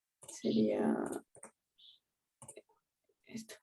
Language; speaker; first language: Spanish; native; Spanish